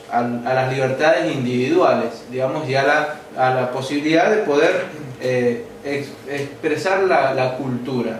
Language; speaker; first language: Spanish; native; Spanish